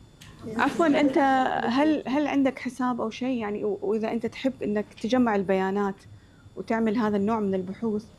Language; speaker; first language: Arabic; native; Arabic